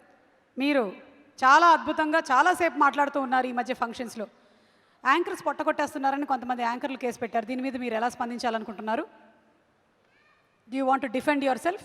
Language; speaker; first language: Telugu; native; Telugu